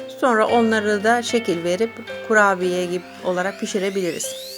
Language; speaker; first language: Turkish; native; Turkish